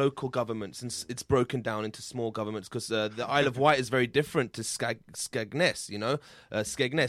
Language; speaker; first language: English; native; English